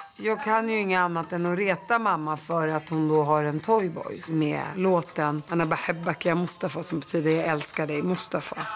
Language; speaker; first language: Swedish; early bilingual, other home language; Arabic